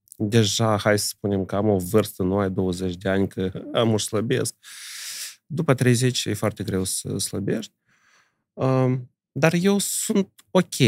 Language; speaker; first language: Romanian; native; Romanian